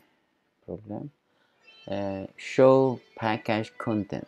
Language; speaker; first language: English; non-native, learner; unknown